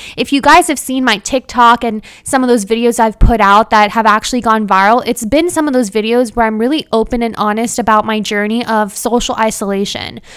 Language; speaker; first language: English; early bilingual, other home language; Hindi